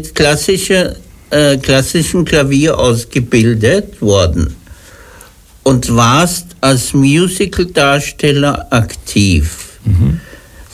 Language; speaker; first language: German; native; German